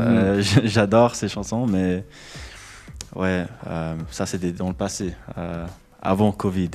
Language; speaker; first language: French; non-native, local second language; English